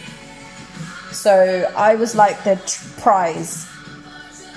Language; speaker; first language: English; native; English